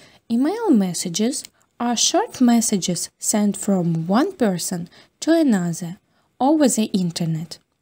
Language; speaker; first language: English; non-native, fluent; Ukrainian